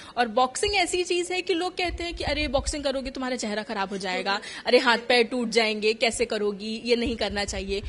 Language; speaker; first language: Hindi; native; Hindi